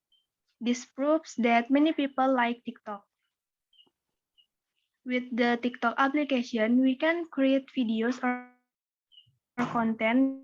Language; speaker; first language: English; non-native, fluent; Indonesian